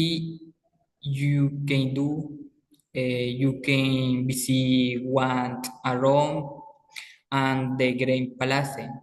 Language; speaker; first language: English; non-native, learner; Spanish